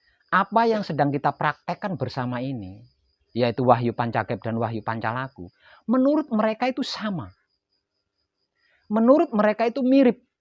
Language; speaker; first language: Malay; non-native, local second language; Javanese